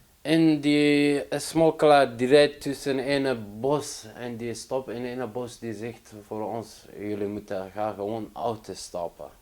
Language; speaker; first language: Dutch; non-native, learner; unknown